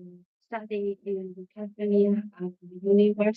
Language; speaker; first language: English; non-native, learner; Chinese